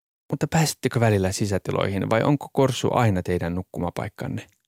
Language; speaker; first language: Finnish; native; Finnish